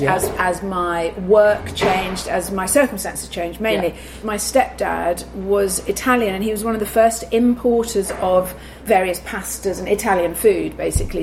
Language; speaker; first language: English; native; English